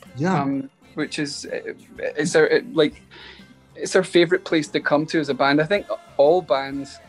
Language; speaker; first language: English; native; English